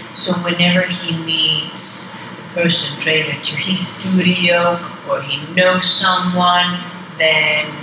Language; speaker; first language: English; non-native, fluent; Estonian